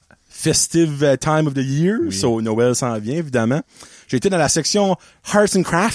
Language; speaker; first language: French; native; French